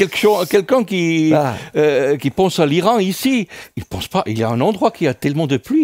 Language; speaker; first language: French; non-native, fluent; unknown